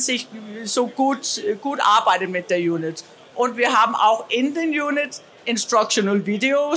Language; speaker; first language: German; non-native, learner; Danish